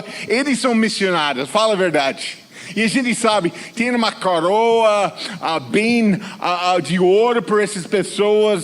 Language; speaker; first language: Portuguese; non-native, fluent; English